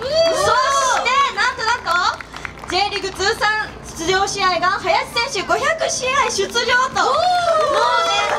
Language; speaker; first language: Japanese; native; Japanese